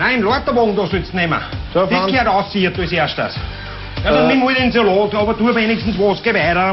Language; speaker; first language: German; native; German